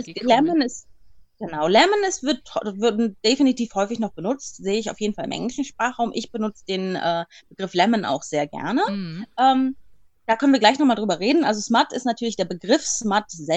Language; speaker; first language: German; native; German